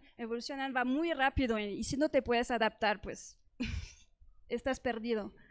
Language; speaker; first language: Spanish; non-native, fluent; French